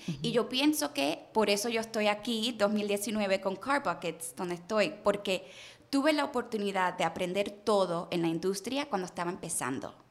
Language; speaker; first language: Spanish; early bilingual, heritage; Spanish